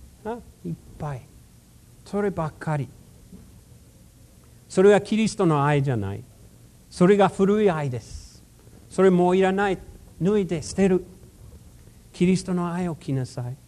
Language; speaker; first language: Japanese; non-native, fluent; English